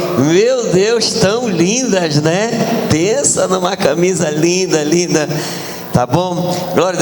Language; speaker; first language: Portuguese; native; Portuguese